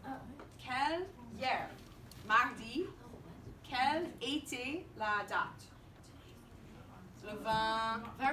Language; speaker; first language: French; non-native, fluent; English